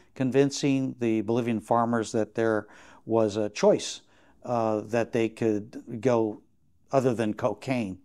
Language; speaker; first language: English; native; English